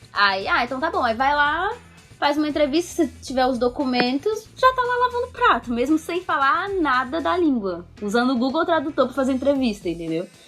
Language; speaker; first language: Portuguese; native; Portuguese